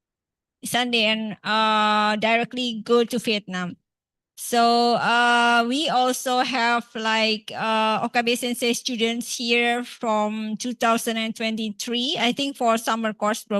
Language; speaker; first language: English; non-native, fluent; Indonesian